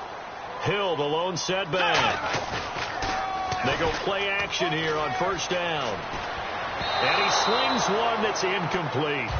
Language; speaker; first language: English; native; English